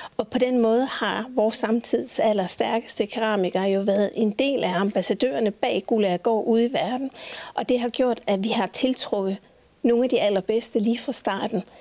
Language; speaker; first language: Danish; native; Danish